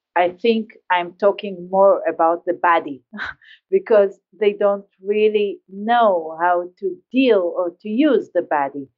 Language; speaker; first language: English; non-native, learner; Hebrew